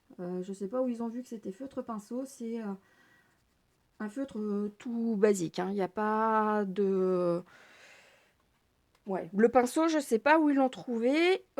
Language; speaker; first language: French; native; French